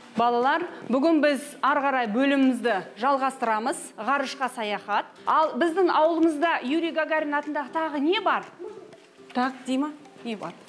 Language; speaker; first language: Kazakh; non-native, local second language; Russian